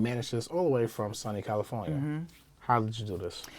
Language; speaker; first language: English; native; English